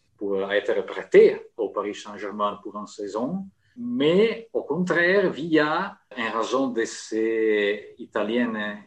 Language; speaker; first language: French; non-native, fluent; Italian